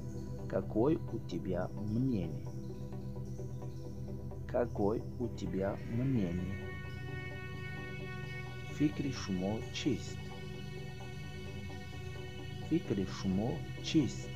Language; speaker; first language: Russian; non-native, learner; Tajik